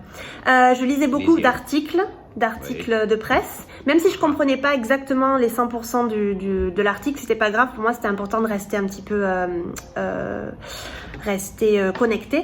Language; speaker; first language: French; native; French